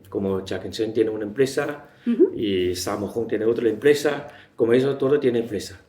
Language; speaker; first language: Spanish; non-native, learner; Chinese